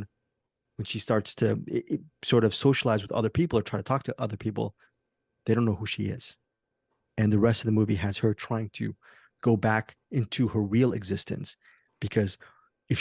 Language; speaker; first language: English; native; English